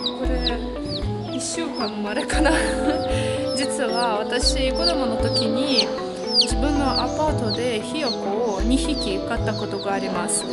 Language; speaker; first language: Japanese; non-native, fluent; Russian